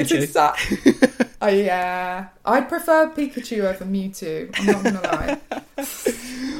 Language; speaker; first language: English; native; English